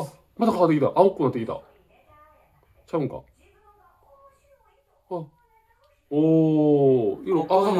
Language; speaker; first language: Japanese; native; Japanese